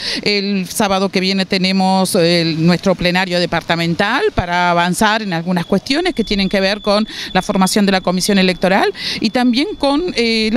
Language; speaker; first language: Spanish; native; Spanish